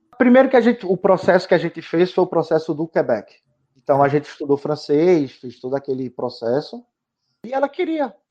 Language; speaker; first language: Portuguese; native; Portuguese